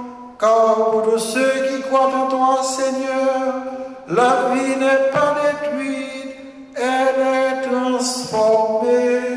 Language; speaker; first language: French; non-native, local second language; Haitian Creole